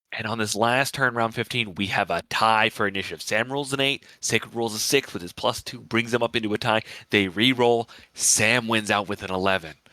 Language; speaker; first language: English; native; English